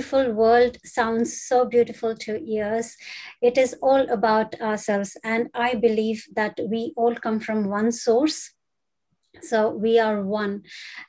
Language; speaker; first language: English; non-native, local second language; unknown